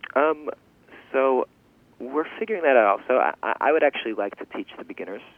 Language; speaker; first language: English; early bilingual, other home language; Yiddish